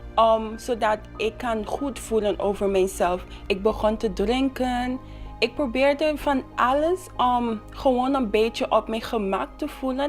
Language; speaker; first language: Dutch; non-native, local second language; Papiamento